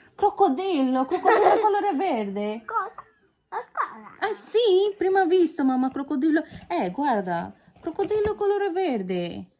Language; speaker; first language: Italian; early bilingual, other home language; Bangla